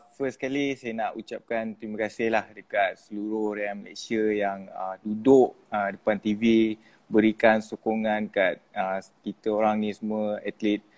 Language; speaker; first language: Malay; native; Malay